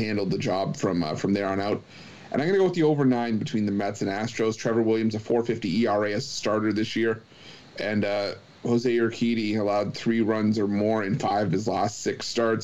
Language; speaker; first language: English; native; English